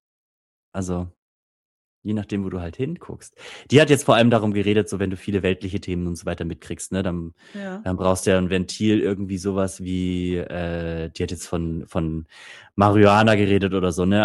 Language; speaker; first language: German; native; German